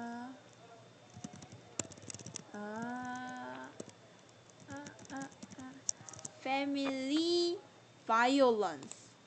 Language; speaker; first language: English; non-native, learner; Korean